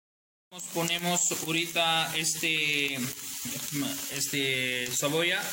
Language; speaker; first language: Spanish; non-native, learner; Urdu